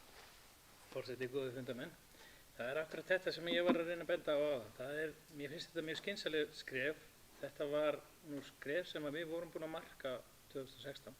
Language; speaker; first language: Icelandic; native; Icelandic